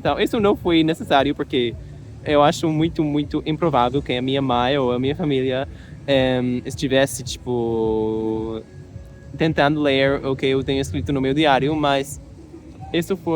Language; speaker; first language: Portuguese; non-native, learner; English